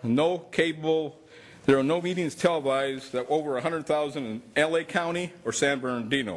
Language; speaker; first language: English; native; English